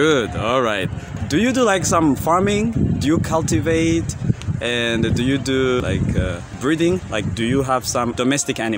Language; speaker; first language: English; non-native, fluent; Rundi